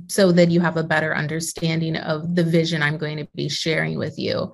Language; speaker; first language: English; native; English